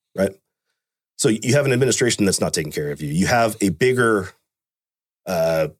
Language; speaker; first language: English; native; English